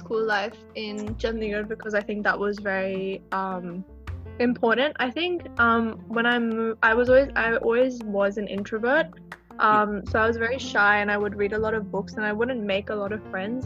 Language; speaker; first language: English; native; English